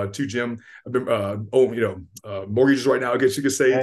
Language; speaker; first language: English; native; English